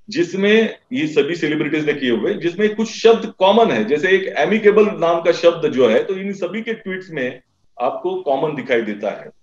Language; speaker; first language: Hindi; non-native, local second language; Marathi